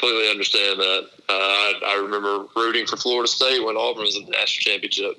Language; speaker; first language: English; native; English